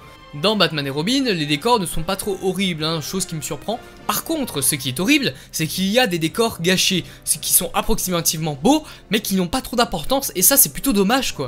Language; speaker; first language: French; native; French